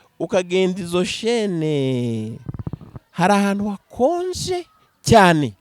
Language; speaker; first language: Kinyarwanda; native; Kinyarwanda